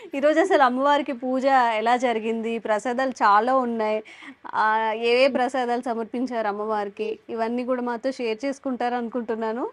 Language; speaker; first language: Telugu; native; Telugu